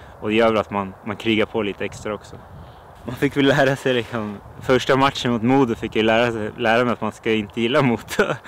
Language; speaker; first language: Swedish; native; Swedish